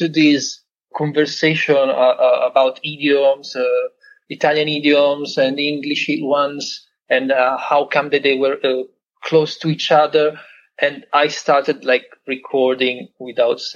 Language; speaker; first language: English; non-native, fluent; Italian